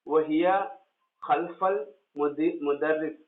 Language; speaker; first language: Arabic; non-native, fluent; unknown